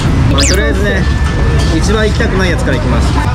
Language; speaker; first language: Japanese; native; Japanese